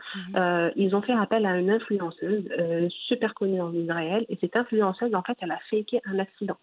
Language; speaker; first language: French; non-native, local second language; Arabic